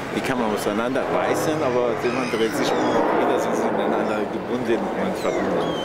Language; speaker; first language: German; non-native, fluent; Persian